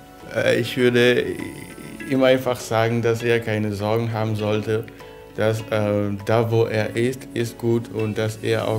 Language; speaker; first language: German; non-native, fluent; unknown